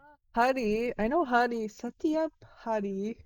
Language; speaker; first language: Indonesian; non-native, learner; English